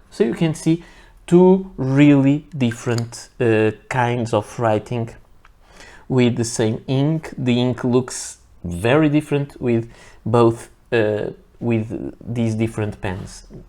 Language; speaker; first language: English; non-native, fluent; Portuguese